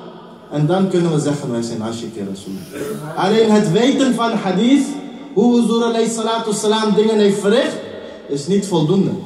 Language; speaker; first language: Dutch; early bilingual, heritage; Urdu